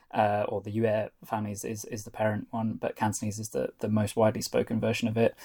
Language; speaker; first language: English; non-native, local second language; Welsh